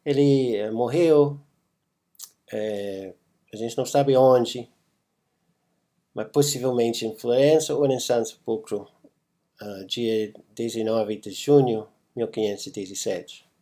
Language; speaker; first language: Portuguese; non-native, fluent; English